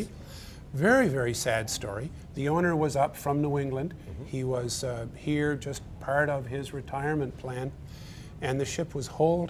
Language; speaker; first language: English; native; English